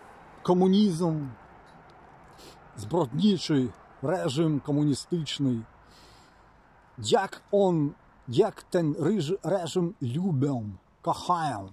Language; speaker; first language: Polish; non-native, fluent; Ukrainian